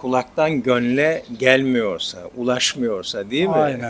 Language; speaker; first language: Turkish; native; Turkish